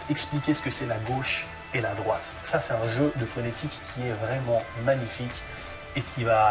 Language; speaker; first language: French; native; French